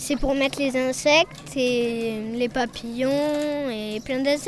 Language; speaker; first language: French; native; French